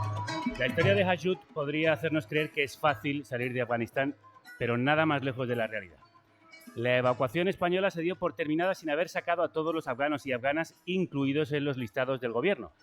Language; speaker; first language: Spanish; native; Spanish